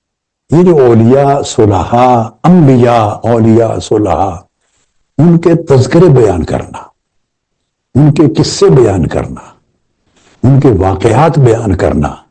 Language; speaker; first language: Urdu; native; Urdu